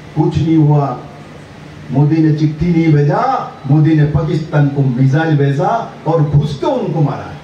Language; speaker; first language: Hindi; non-native, local second language; Bangla